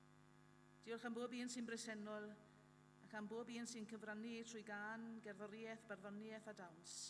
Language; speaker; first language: Welsh; native; Welsh